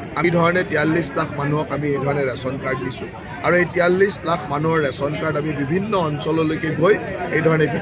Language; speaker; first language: Assamese; native; Assamese